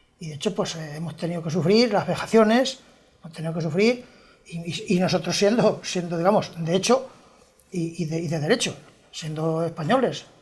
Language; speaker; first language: Spanish; native; Spanish